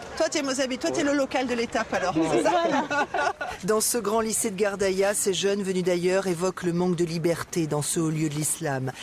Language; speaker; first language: French; native; French